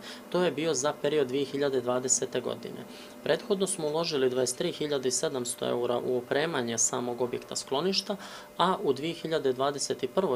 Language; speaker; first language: Serbian; native; Serbian